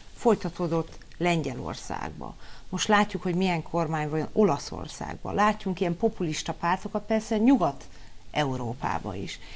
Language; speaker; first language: Hungarian; early bilingual, heritage; Hungarian